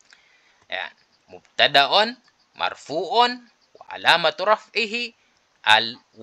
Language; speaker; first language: Arabic; non-native, fluent; Filipino